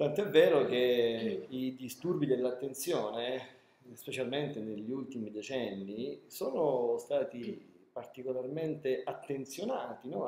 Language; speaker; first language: Italian; native; Italian